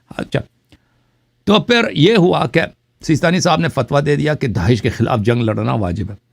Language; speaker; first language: Urdu; non-native, fluent; Persian